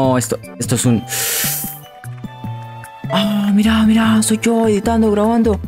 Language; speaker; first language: Spanish; native; Spanish